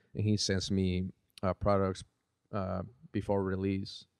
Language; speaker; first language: English; early bilingual, other home language; Spanish